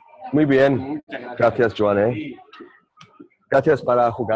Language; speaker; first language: Spanish; non-native, learner; English